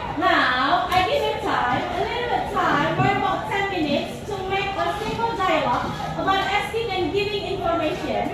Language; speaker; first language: English; non-native, learner; Indonesian